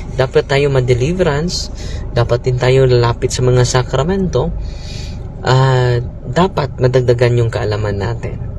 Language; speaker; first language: Filipino; non-native, local second language; Cebuano